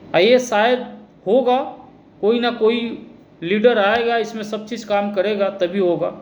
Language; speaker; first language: Hindi; native; Hindi